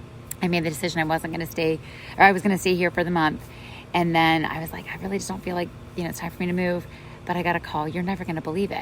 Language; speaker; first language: English; native; English